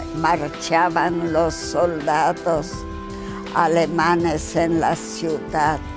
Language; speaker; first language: Spanish; non-native, fluent; Yiddish